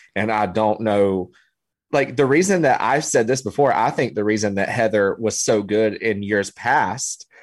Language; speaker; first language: English; native; English